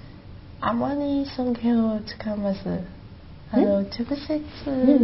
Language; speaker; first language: Japanese; non-native, learner; Chinese